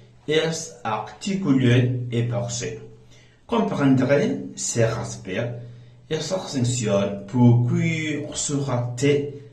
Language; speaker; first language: French; non-native, learner; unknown